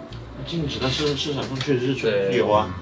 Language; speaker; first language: Chinese; native; Chinese